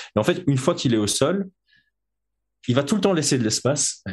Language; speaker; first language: French; native; French